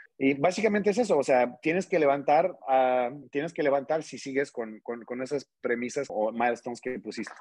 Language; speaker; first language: Spanish; non-native, fluent; Russian